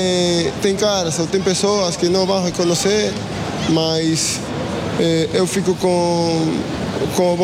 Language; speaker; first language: Portuguese; non-native, fluent; Spanish